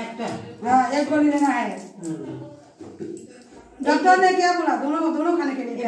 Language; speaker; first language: Hindi; non-native, local second language; Bangla